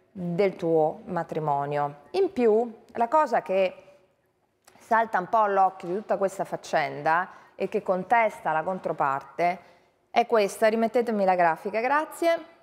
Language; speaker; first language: Italian; native; Italian